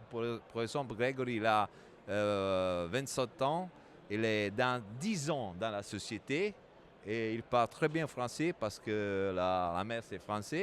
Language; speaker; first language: French; non-native, fluent; Italian